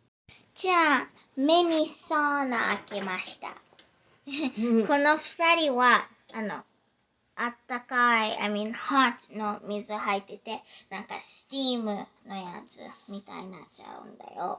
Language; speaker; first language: Japanese; early bilingual, heritage; Japanese